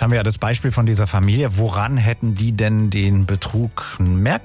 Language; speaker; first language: German; native; German